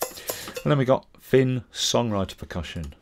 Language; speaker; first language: English; native; English